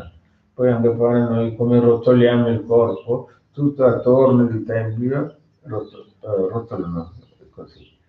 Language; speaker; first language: Italian; non-native, fluent; Tamil